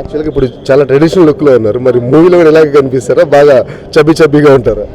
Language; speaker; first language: Telugu; native; Telugu